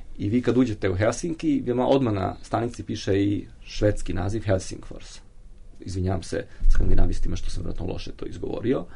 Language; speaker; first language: Serbian; native; Serbian